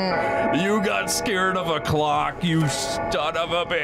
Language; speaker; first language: English; native; English